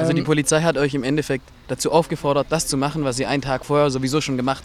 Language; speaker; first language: German; native; German